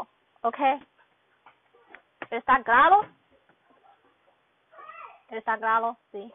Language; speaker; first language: Spanish; non-native, learner; Chinese